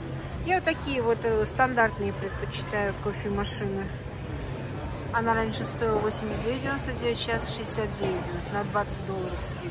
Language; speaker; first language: Russian; native; Russian